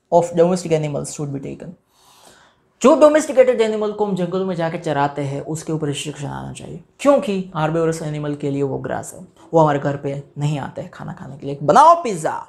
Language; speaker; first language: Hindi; non-native, local second language; Gujarati